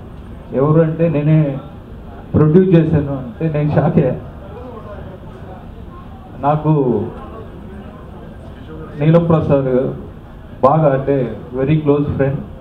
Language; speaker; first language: Telugu; native; Telugu